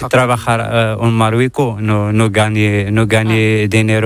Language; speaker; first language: Spanish; non-native, learner; Arabic